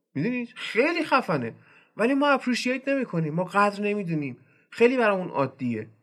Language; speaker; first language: Persian; native; Persian